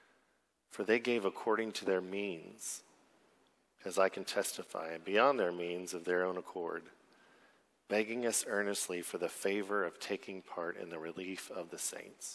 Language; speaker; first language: English; native; English